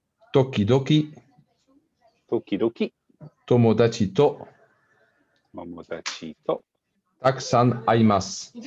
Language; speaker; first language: Japanese; non-native, learner; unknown